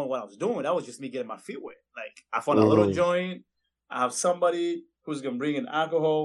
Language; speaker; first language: English; non-native, local second language; Kinyarwanda